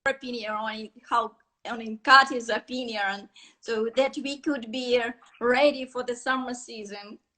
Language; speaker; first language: English; non-native, fluent; Russian